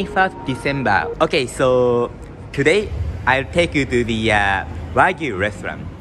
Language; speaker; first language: English; non-native, learner; Japanese